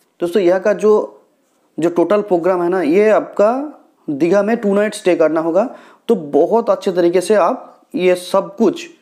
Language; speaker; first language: Hindi; non-native, local second language; Bangla